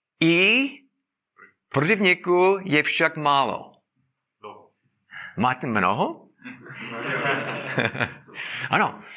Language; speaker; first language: Czech; non-native, fluent; English